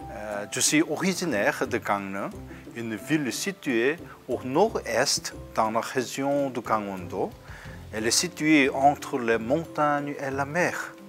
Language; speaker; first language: French; non-native, fluent; Korean